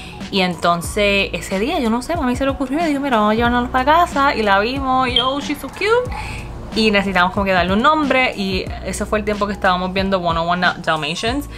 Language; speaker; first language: Spanish; native; Spanish